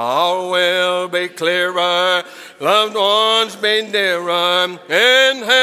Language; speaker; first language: English; native; English